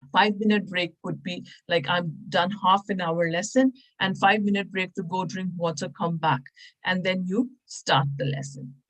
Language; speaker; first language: English; non-native, local second language; Punjabi